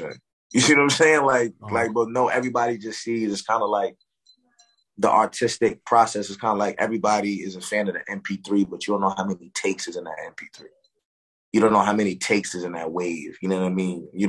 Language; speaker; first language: English; native; English